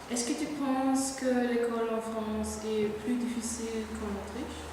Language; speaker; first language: French; non-native, learner; German